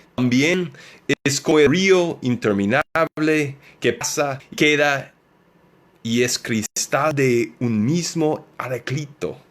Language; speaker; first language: Spanish; non-native, learner; English